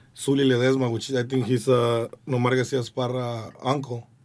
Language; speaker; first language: English; non-native, fluent; Spanish